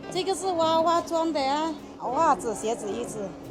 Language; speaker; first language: Chinese; non-native, local second language; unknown